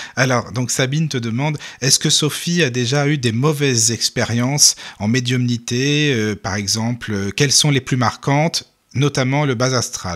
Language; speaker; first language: French; native; French